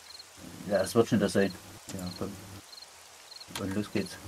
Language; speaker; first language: German; native; German